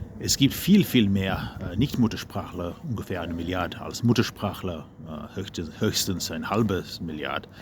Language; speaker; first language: German; non-native, fluent; English